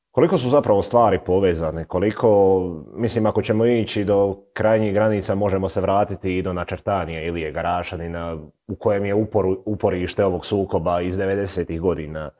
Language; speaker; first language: Croatian; native; Croatian